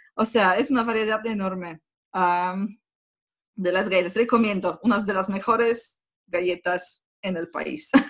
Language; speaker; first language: Spanish; non-native, fluent; Polish